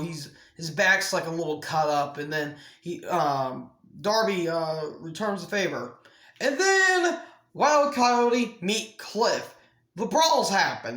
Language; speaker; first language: English; native; English